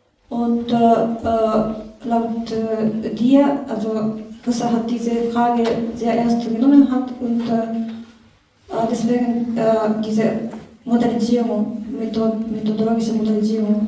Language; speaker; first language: German; non-native, learner; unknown